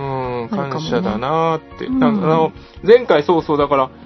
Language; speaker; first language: Japanese; native; Japanese